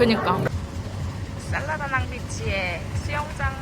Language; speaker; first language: Korean; native; Korean